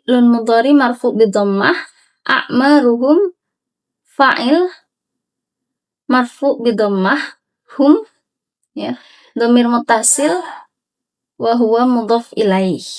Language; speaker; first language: Arabic; non-native, learner; Indonesian